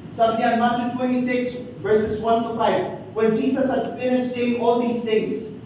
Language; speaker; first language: English; non-native, local second language; Filipino